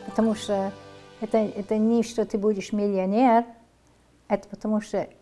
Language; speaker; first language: Russian; early bilingual, heritage; Russian